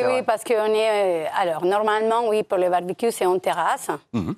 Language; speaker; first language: French; non-native, local second language; Spanish